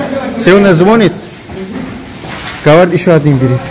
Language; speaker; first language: Russian; non-native, local second language; Tajik